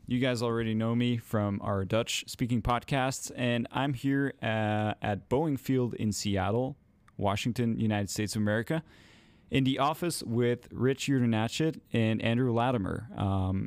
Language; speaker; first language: English; non-native, fluent; Dutch